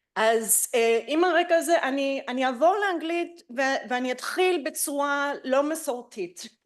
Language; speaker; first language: Hebrew; non-native, fluent; English